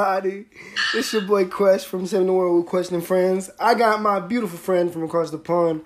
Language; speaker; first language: English; early bilingual, other home language; Spanish